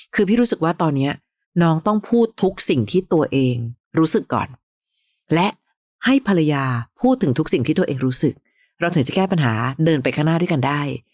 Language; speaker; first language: Thai; native; Thai